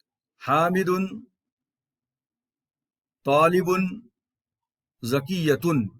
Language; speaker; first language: Arabic; non-native, fluent; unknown